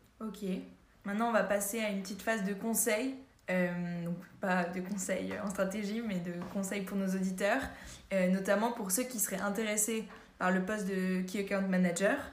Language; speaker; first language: French; native; French